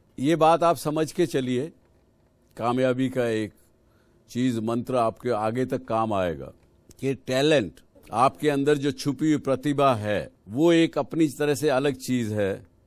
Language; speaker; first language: Hindi; native; Hindi